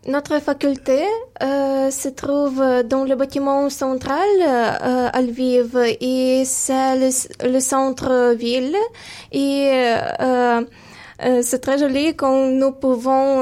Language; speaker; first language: French; non-native, fluent; Ukrainian